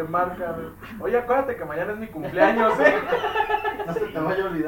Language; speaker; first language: Spanish; native; Spanish